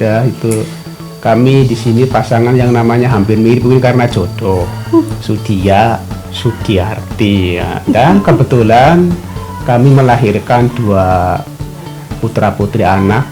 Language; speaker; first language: Indonesian; non-native, local second language; Javanese